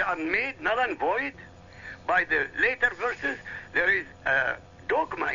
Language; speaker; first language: English; non-native, fluent; Arabic